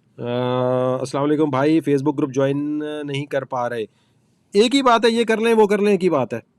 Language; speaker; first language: Urdu; native; Urdu